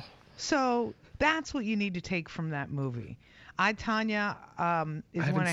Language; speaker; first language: English; native; English